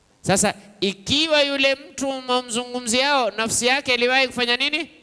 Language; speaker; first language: Swahili; native; Swahili